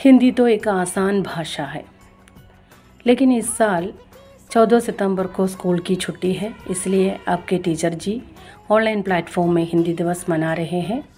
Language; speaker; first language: Hindi; non-native, local second language; Malayalam